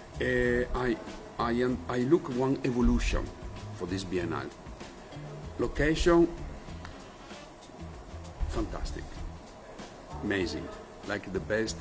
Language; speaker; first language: English; non-native, learner; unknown